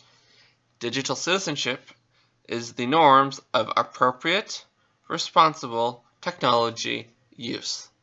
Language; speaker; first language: English; native; English